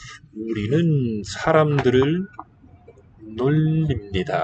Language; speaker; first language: Korean; non-native, learner; English